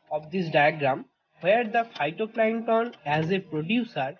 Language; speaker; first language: English; non-native, local second language; Bangla